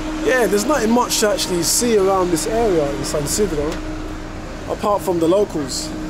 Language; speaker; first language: English; native; English